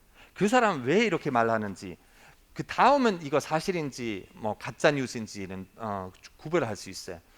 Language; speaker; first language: Korean; non-native, fluent; German